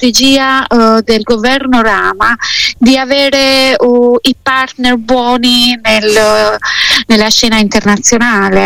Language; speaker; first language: Italian; non-native, fluent; Albanian